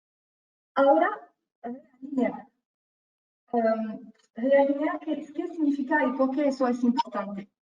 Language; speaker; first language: Spanish; non-native, fluent; French